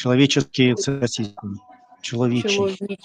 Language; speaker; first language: Ukrainian; non-native, learner; Russian